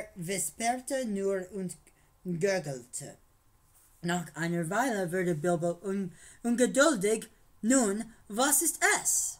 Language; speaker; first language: German; non-native, learner; English